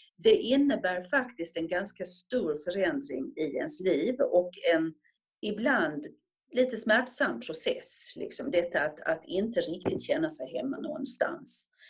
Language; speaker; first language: Swedish; native; Swedish